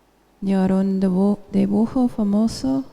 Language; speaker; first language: Spanish; non-native, fluent; English